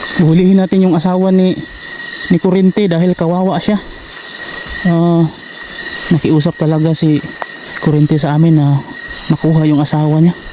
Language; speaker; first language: Filipino; native; Filipino